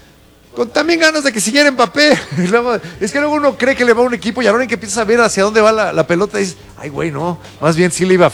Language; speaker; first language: Spanish; native; Spanish